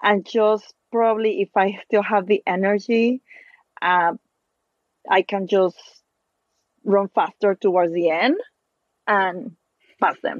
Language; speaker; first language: English; non-native, fluent; Spanish